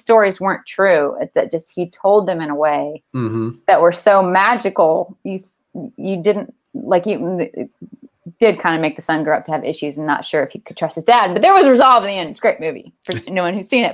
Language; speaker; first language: English; native; English